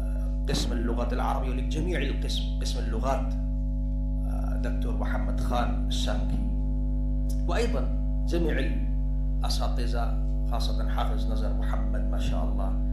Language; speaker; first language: Arabic; non-native, fluent; Urdu